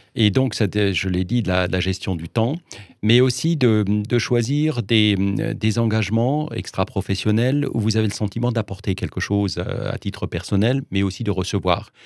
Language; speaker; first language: French; non-native, local second language; Swiss German